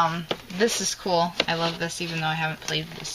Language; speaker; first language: English; native; English